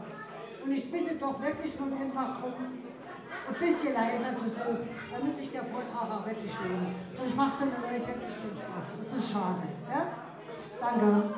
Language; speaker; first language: German; native; German